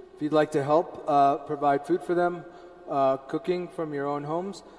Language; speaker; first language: English; early bilingual, other home language; Spanish